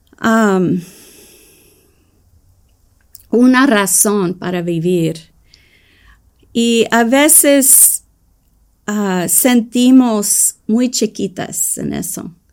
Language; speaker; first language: Spanish; early bilingual, heritage; English